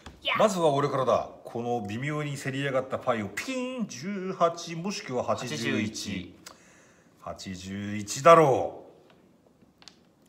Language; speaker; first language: Japanese; native; Japanese